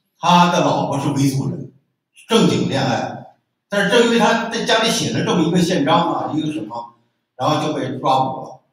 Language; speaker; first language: Chinese; native; Chinese